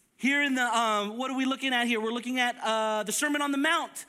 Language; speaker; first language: English; early bilingual, other home language; Filipino